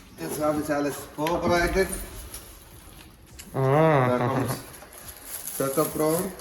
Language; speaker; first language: German; non-native, learner; Tamil